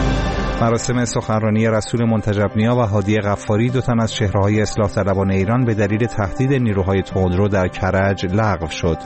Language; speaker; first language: Persian; native; Persian